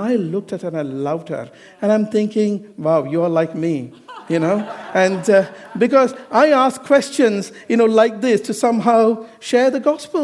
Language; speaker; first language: English; non-native, local second language; Malayalam